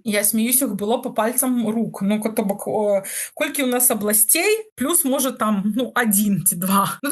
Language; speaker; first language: Russian; non-native, local second language; Belarusian